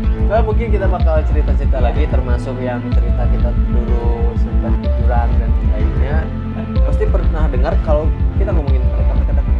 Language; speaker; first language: Indonesian; native; Indonesian